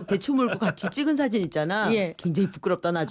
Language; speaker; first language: Korean; native; Korean